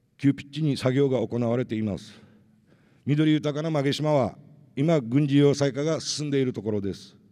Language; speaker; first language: Japanese; native; Japanese